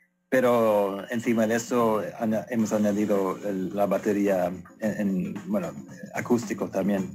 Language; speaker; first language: Spanish; non-native, fluent; Swedish